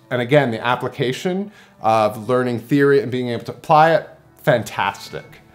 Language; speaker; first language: English; native; English